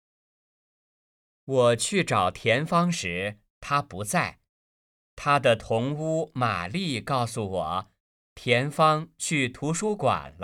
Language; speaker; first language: Chinese; native; Chinese